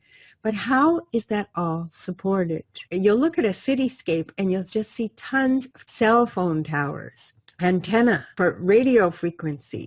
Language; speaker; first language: English; native; English